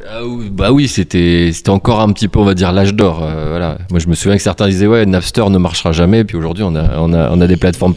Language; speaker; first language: French; native; French